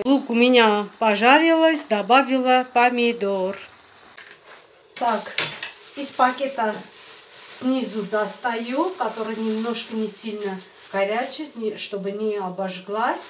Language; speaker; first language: Russian; non-native, fluent; Armenian